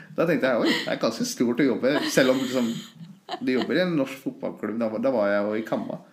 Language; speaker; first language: Norwegian; early bilingual, other home language; Persian